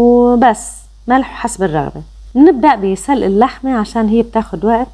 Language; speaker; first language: Arabic; native; Arabic